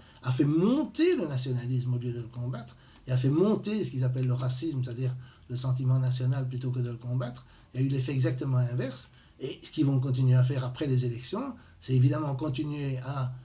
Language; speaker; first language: French; native; French